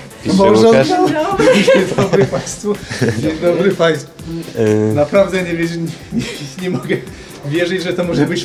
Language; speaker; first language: Polish; native; Polish